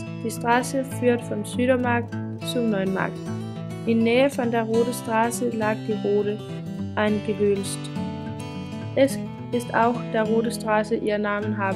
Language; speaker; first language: German; non-native, learner; Danish